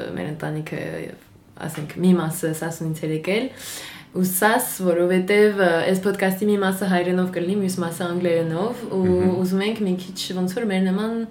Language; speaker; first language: Armenian; early bilingual, heritage; Armenian